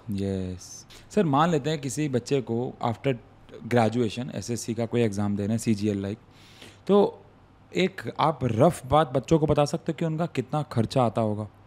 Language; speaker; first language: Hindi; native; Hindi